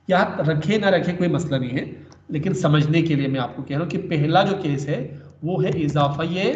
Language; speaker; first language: Urdu; native; Urdu